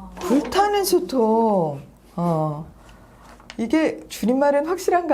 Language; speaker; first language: Korean; native; Korean